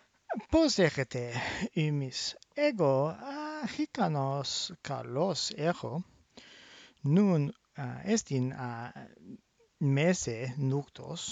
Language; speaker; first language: Greek; non-native, fluent; English